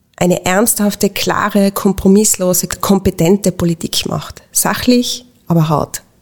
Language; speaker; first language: German; native; German